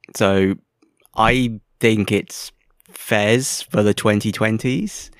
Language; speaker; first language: English; native; English